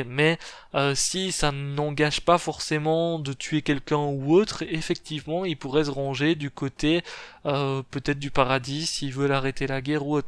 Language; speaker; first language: French; native; French